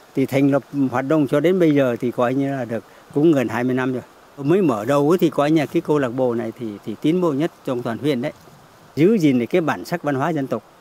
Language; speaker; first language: Vietnamese; non-native, local second language; Tày